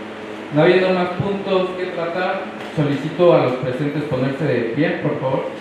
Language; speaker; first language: Spanish; native; Spanish